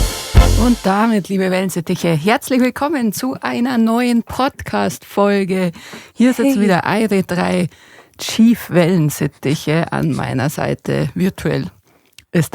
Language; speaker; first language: German; native; German